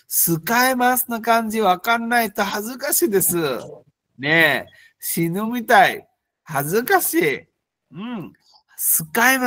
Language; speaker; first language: Japanese; non-native, fluent; Bangla